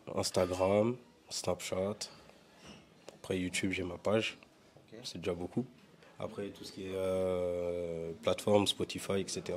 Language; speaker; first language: French; native; French